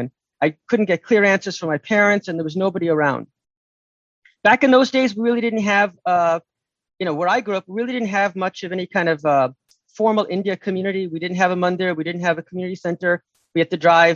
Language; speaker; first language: English; native; English